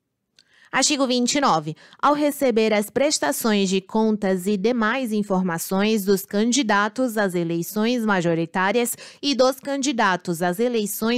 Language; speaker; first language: Portuguese; native; Portuguese